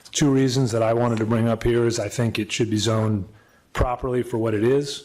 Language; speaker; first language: English; native; English